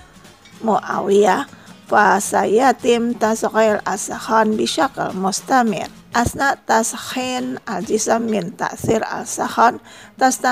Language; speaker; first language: Arabic; non-native, learner; Indonesian